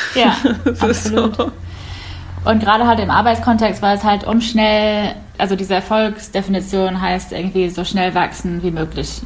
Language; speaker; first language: German; non-native, fluent; English